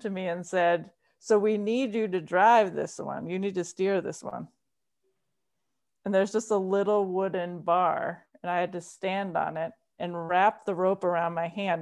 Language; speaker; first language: English; native; English